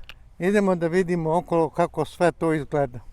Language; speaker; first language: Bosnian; non-native, local second language; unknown